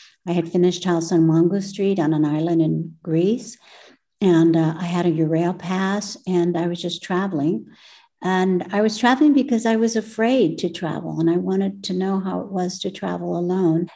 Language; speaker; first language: English; early bilingual, other home language; Spanish